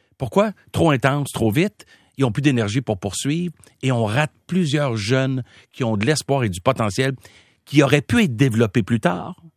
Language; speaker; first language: French; native; French